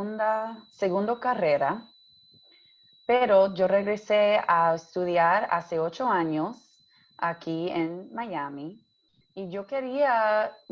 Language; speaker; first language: Spanish; early bilingual, heritage; English